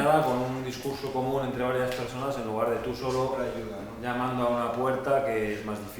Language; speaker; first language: Spanish; native; Spanish